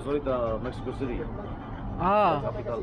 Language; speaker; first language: Spanish; non-native, learner; Arabic